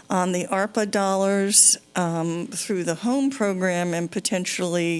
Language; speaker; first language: English; native; English